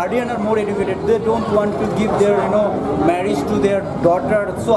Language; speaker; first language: English; non-native, fluent; Bangla